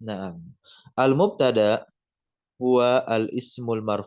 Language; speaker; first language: Arabic; non-native, fluent; Indonesian